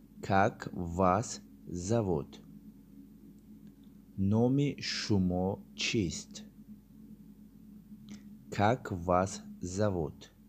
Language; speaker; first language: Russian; non-native, learner; Tajik